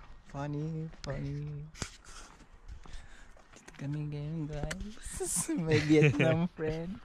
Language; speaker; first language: English; non-native, learner; Filipino